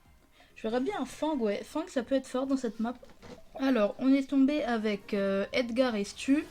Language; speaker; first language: French; native; French